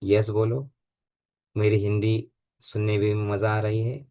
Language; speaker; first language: Hindi; non-native, local second language; Marathi